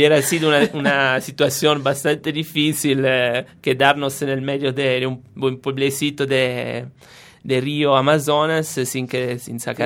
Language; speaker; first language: Spanish; non-native, fluent; Italian